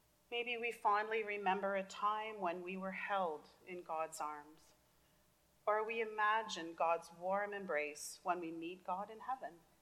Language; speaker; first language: English; native; English